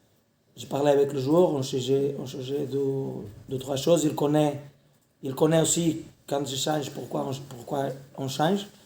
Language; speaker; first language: French; non-native, learner; Portuguese